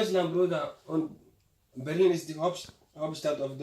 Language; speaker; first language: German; non-native, learner; Somali